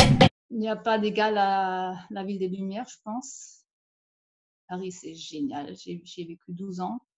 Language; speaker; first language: French; non-native, fluent; German